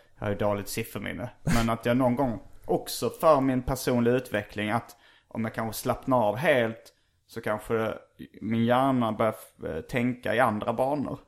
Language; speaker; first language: Swedish; native; Swedish